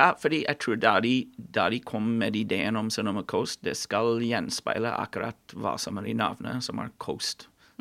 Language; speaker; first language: Norwegian; non-native, fluent; English